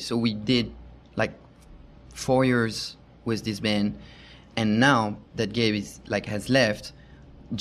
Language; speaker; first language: English; non-native, fluent; French